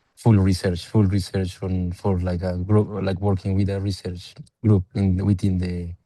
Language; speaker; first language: English; non-native, fluent; Spanish